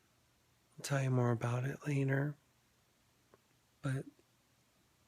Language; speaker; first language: English; native; English